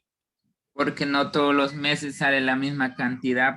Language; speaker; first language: Spanish; native; Spanish